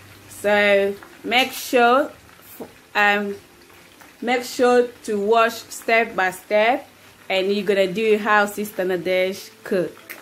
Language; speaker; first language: English; non-native, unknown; Lingala